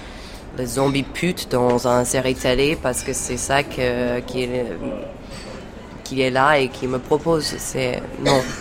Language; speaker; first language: French; non-native, fluent; English